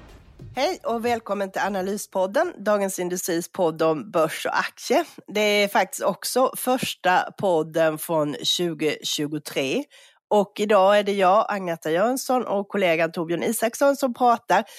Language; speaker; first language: Swedish; native; Swedish